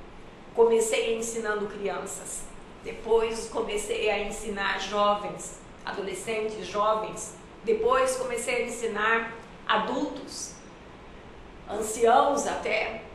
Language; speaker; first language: Portuguese; native; Portuguese